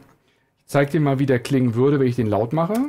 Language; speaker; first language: German; native; German